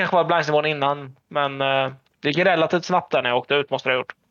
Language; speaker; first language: Swedish; native; Swedish